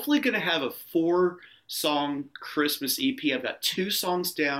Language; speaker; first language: English; native; English